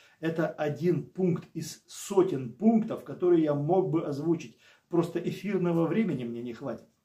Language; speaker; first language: Russian; native; Russian